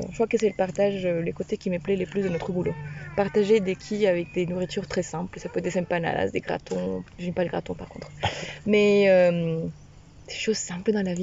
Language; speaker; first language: French; non-native, fluent; Spanish